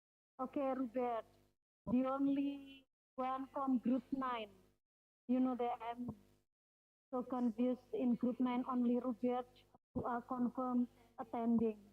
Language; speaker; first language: English; non-native, fluent; Indonesian